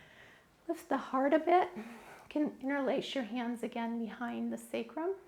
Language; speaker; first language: English; native; English